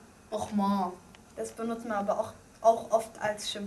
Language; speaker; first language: German; early bilingual, other home language; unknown